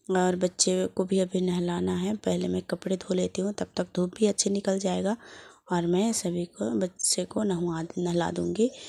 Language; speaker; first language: Hindi; native; Hindi